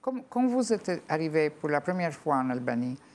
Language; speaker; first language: French; non-native, fluent; Albanian